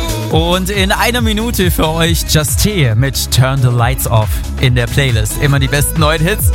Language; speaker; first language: German; native; German